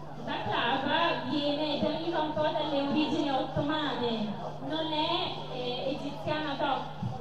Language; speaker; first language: Italian; early bilingual, other home language; Arabic